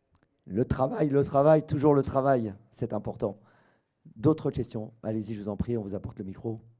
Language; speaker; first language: French; native; French